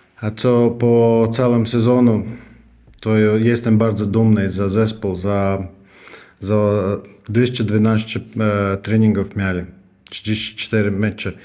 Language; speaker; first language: Polish; non-native, learner; Russian